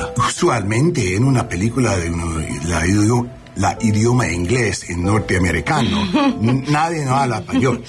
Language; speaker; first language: Spanish; non-native, learner; English